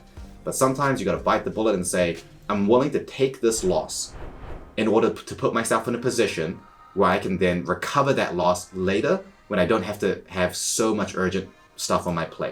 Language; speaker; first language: English; native; English